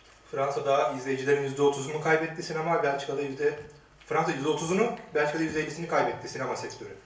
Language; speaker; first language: Turkish; native; Turkish